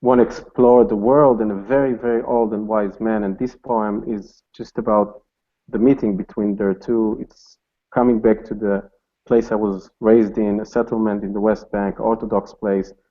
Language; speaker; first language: English; non-native, fluent; Hebrew